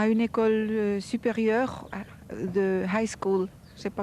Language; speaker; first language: French; non-native, fluent; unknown